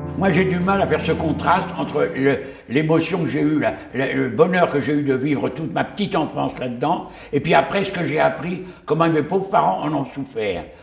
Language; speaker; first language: French; early bilingual, other home language; Yiddish